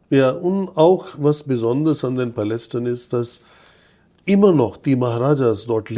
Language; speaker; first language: German; non-native, fluent; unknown